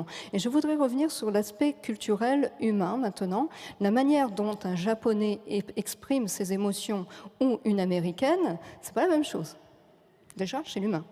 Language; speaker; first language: French; native; French